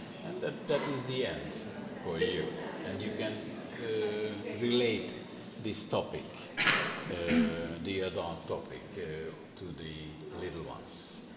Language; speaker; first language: English; non-native, fluent; Hungarian